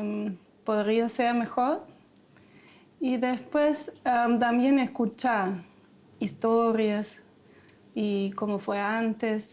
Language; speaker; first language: Spanish; non-native, fluent; German